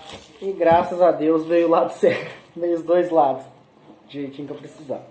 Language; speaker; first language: Portuguese; native; Portuguese